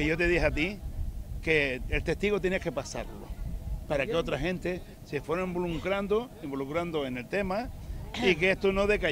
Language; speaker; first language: Spanish; native; Spanish